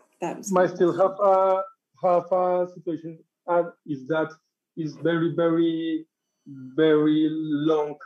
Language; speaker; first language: English; non-native, learner; Spanish